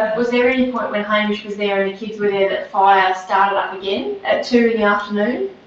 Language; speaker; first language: English; native; English